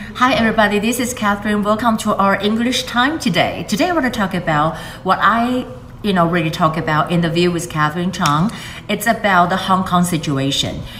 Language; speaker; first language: English; non-native, fluent; Chinese